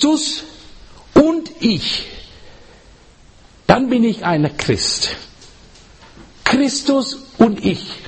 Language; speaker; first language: German; non-native, learner; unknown